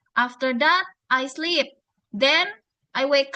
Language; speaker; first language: English; non-native, fluent; Indonesian